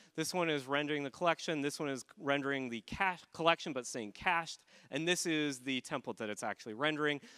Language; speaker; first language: English; native; English